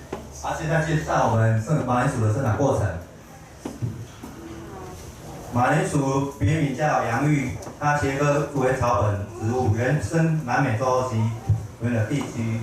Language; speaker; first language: Chinese; native; Chinese